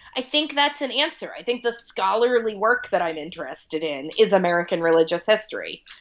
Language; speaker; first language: English; early bilingual, other home language; Hindi